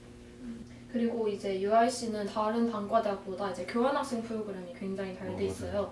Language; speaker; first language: Korean; native; Korean